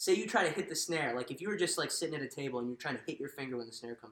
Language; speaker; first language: English; native; English